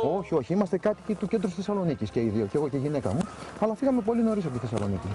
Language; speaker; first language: Greek; native; Greek